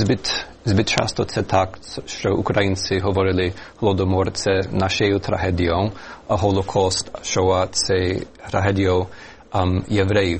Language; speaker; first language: Ukrainian; non-native, fluent; English